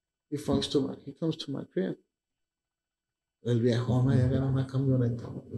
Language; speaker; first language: Spanish; early bilingual, other home language; English